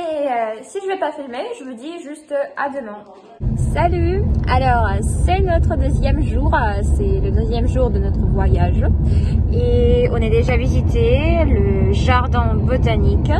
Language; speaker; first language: French; non-native, fluent; Russian